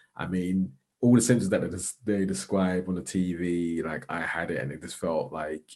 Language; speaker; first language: English; native; English